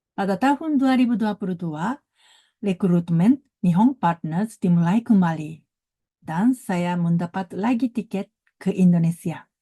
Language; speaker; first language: Indonesian; non-native, learner; Japanese